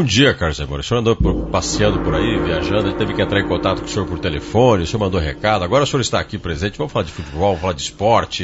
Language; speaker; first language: Portuguese; native; Portuguese